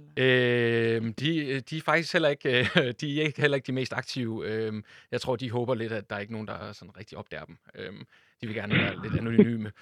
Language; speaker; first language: Danish; native; Danish